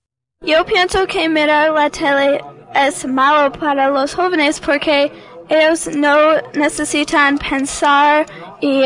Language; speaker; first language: Spanish; non-native, learner; English